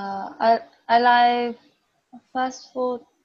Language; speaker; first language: English; non-native, learner; Vietnamese